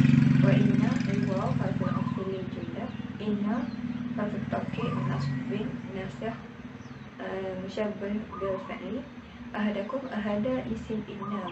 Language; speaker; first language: Arabic; non-native, learner; Malay